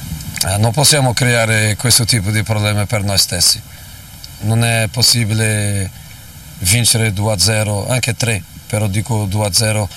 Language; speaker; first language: Italian; non-native, fluent; Portuguese